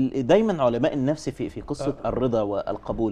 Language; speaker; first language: Arabic; native; Arabic